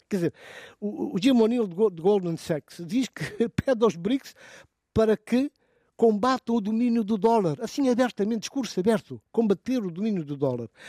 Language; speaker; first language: Portuguese; non-native, local second language; Upper Guinea Crioulo